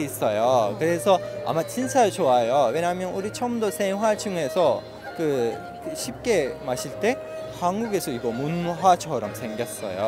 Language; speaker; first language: Korean; non-native, learner; Turkish